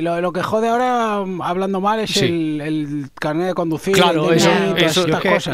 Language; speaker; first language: Spanish; native; Spanish